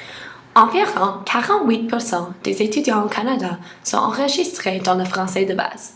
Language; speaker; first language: French; non-native, local second language; English